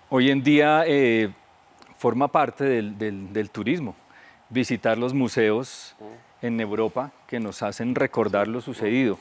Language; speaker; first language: Spanish; native; Spanish